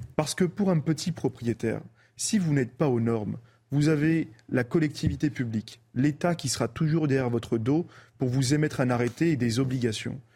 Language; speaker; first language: French; early bilingual, other home language; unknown